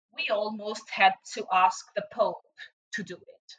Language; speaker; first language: English; non-native, fluent; Portuguese